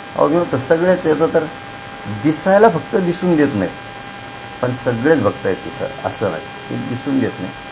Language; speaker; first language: Marathi; native; Marathi